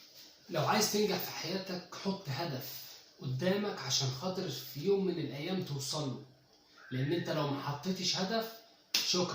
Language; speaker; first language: Arabic; native; Arabic